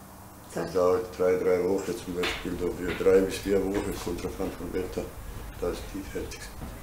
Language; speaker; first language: German; non-native, learner; Bosnian